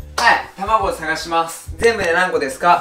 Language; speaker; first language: Japanese; native; Japanese